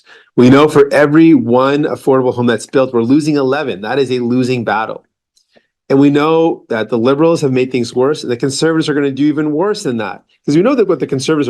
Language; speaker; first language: English; native; English